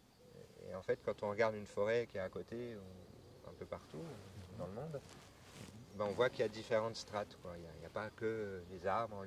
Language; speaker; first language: French; native; French